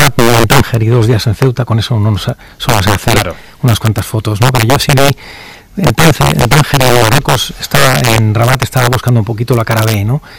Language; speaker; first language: Spanish; native; Spanish